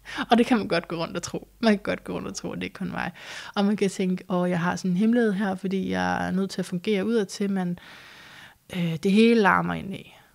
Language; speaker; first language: Danish; native; Danish